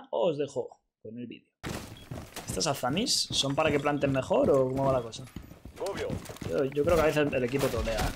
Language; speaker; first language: Spanish; native; Spanish